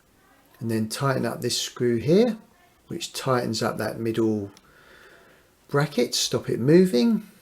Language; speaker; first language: English; native; English